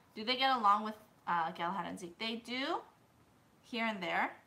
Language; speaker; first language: English; early bilingual, other home language; Korean